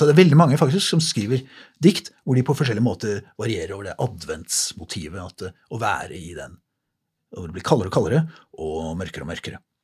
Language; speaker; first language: Norwegian; native; Norwegian